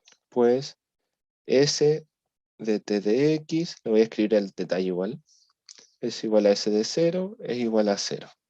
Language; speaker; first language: Spanish; native; Spanish